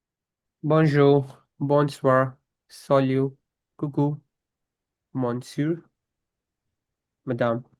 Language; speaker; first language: French; non-native, learner; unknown